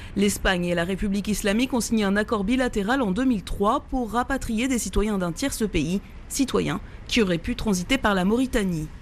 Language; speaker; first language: French; native; French